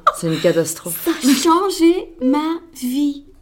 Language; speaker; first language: French; non-native, fluent; Romanian